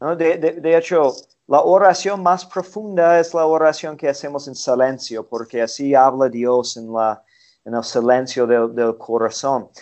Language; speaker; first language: Spanish; non-native, fluent; English